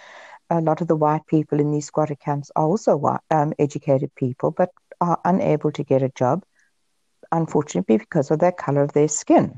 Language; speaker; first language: English; native; English